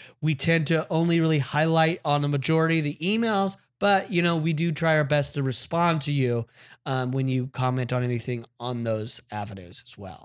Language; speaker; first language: English; native; English